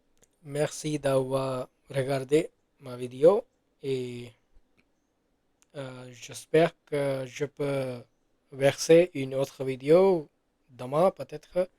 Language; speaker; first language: French; non-native, learner; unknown